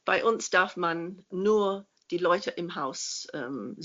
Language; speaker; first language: German; non-native, fluent; English